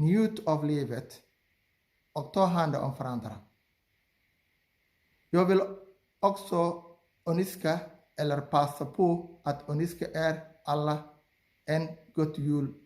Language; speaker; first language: Swedish; non-native, learner; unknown